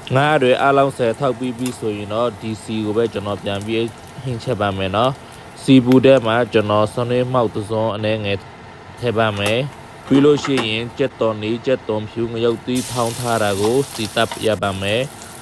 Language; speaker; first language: Burmese; non-native, local second language; Mon